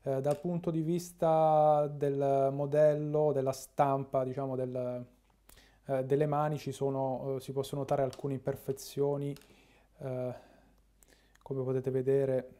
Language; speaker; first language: Italian; native; Italian